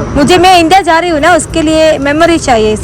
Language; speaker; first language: Hindi; non-native, local second language; Malayalam